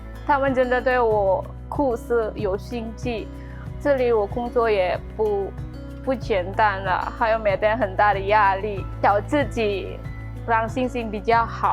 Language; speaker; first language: Chinese; non-native, learner; Indonesian